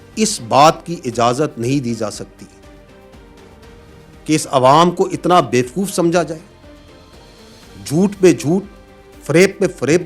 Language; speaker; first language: Urdu; native; Urdu